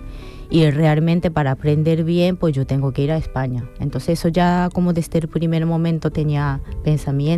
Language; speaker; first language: Spanish; non-native, fluent; Japanese